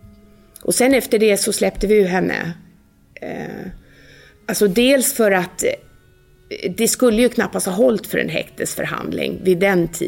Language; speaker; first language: Swedish; native; Swedish